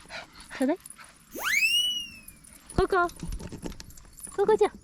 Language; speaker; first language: Japanese; native; Japanese